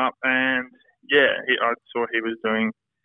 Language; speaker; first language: English; native; English